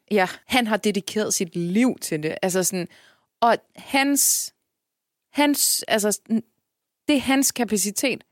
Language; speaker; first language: Danish; early bilingual, other home language; Turkish